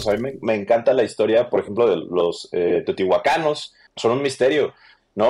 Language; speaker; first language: Spanish; native; Spanish